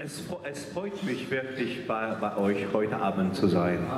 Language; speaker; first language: German; non-native, fluent; French